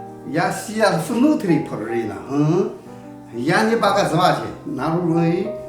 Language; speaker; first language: Russian; non-native, learner; Chinese